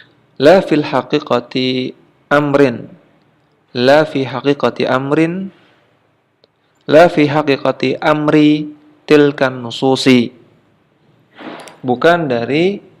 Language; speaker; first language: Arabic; non-native, fluent; Indonesian